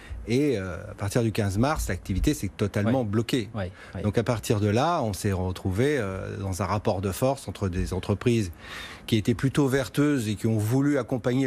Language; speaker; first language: French; native; French